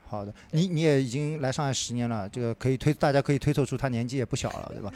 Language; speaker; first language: Chinese; native; Chinese